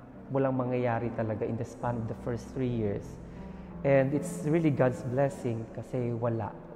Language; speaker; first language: English; non-native, local second language; Filipino